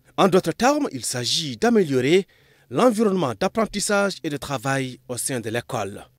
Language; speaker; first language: French; non-native, local second language; Arabic